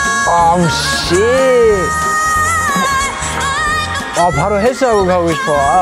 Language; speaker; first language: Korean; non-native, fluent; German